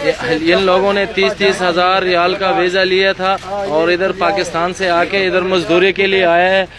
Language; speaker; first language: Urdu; non-native, local second language; Pashto